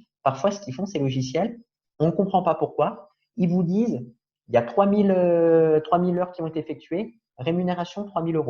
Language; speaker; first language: French; native; French